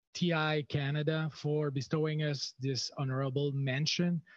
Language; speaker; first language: English; non-native, fluent; French